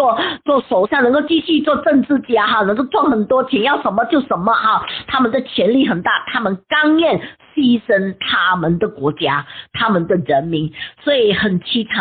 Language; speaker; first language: Chinese; native; Chinese